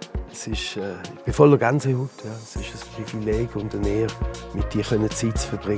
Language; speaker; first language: German; native; German